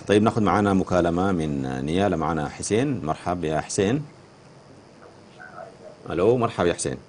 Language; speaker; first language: Arabic; native; Arabic